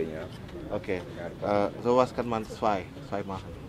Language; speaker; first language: German; non-native, fluent; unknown